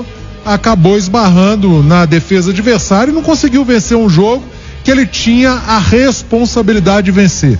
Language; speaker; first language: Portuguese; native; Portuguese